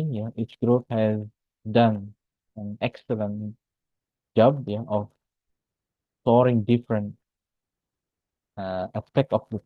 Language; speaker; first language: English; non-native, fluent; Indonesian